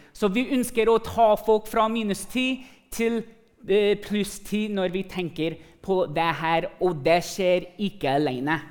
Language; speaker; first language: Norwegian; early bilingual, other home language; English